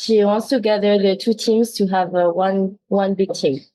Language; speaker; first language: English; non-native, fluent; French